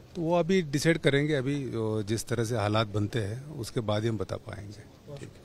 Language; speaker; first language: Hindi; native; Hindi